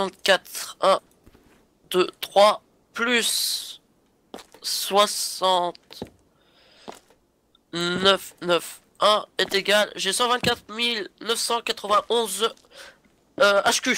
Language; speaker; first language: French; native; French